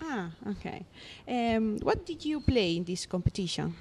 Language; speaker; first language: English; non-native, learner; Italian